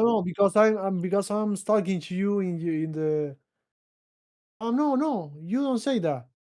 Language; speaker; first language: English; non-native, learner; Portuguese